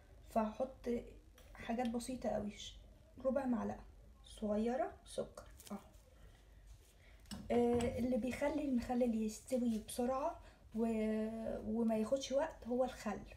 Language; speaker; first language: Arabic; native; Arabic